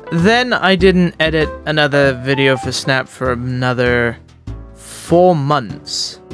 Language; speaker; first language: English; native; English